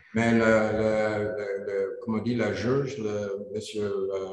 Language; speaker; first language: French; non-native, learner; English